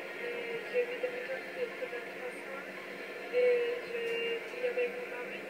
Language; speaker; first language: French; non-native, learner; Spanish